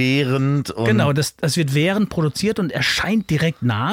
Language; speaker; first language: German; native; German